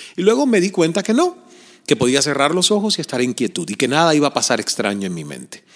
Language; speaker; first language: Spanish; native; Spanish